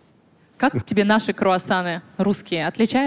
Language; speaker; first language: Russian; native; Russian